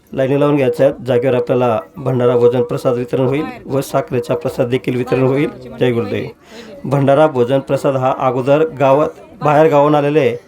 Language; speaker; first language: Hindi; non-native, local second language; Marathi